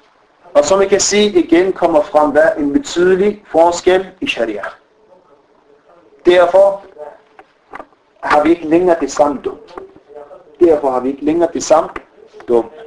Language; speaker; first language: Danish; non-native, fluent; Arabic